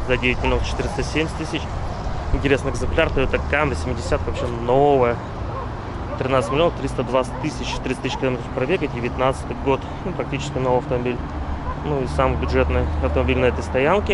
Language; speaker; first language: Russian; native; Russian